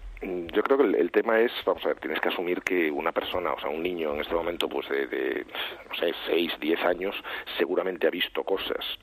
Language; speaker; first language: Spanish; native; Spanish